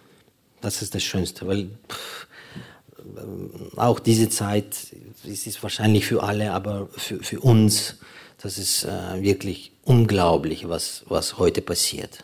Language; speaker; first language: German; non-native, fluent; Ukrainian